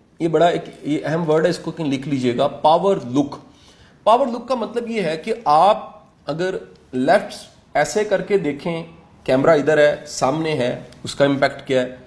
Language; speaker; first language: Urdu; non-native, local second language; Punjabi